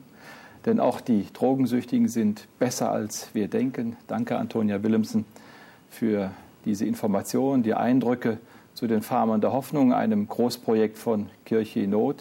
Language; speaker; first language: German; native; German